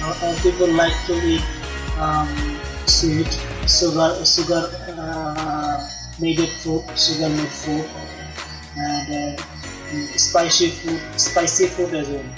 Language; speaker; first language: English; non-native, learner; Bangla